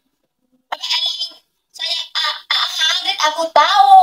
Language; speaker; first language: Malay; non-native, learner; Vietnamese